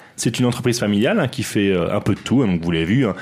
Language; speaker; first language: French; native; French